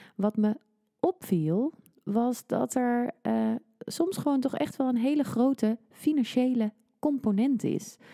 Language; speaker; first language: Dutch; native; Dutch